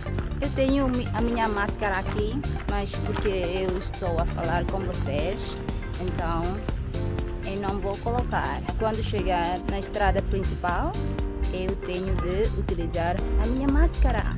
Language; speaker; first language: Portuguese; non-native, local second language; Tetum